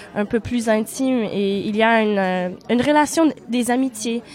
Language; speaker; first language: French; non-native, fluent; Polish